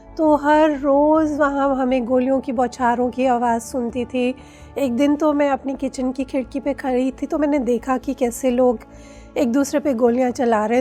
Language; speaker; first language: Hindi; native; Hindi